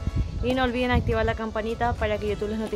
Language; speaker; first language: Spanish; native; Spanish